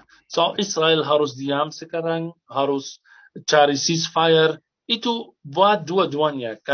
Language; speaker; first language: Indonesian; non-native, fluent; Arabic